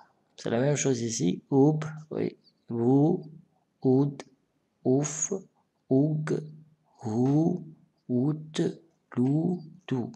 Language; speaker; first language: French; non-native, local second language; Arabic